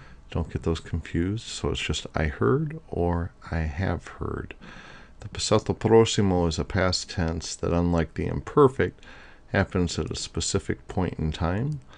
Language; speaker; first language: English; native; English